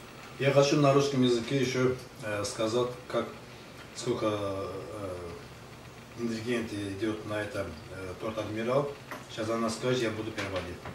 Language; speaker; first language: Russian; non-native, fluent; Azerbaijani